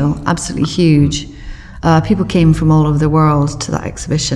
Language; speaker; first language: English; native; English